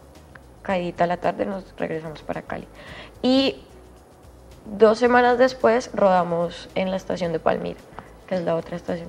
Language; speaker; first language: Spanish; native; Spanish